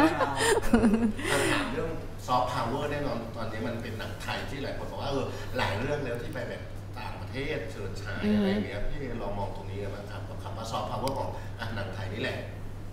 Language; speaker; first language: Thai; native; Thai